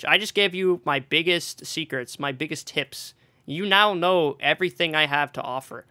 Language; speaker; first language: English; native; English